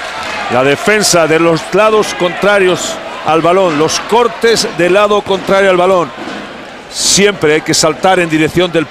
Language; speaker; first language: Spanish; native; Spanish